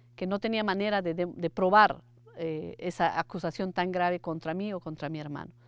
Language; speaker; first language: Spanish; native; Spanish